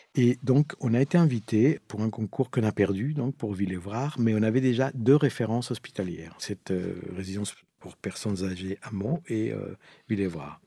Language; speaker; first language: French; non-native, fluent; Spanish